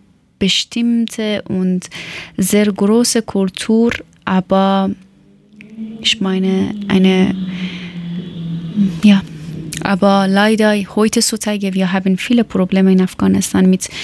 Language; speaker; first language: German; non-native, learner; Persian